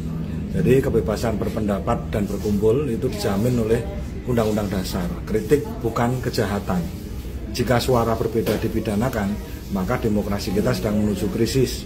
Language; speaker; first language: Indonesian; native; Indonesian